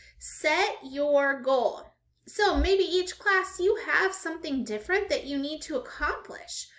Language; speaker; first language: English; native; English